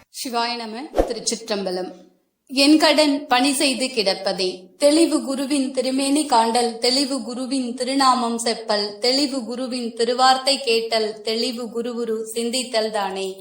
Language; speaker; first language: Tamil; native; Tamil